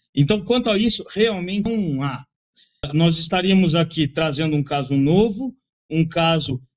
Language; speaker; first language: Portuguese; native; Portuguese